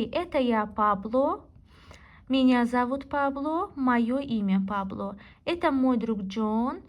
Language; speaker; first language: Russian; non-native, local second language; Azerbaijani